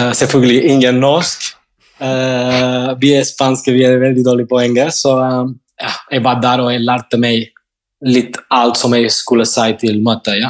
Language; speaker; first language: Norwegian; non-native, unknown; Catalan